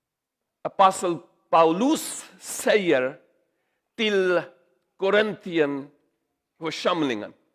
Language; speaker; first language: Swedish; non-native, learner; Urdu